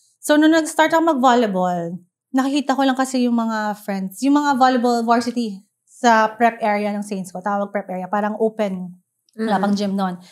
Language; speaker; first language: Filipino; non-native, local second language; Hiligaynon